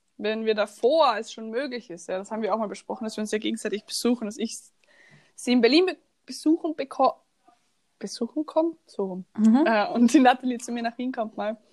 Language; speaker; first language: German; native; German